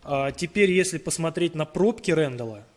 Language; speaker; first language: Russian; native; Russian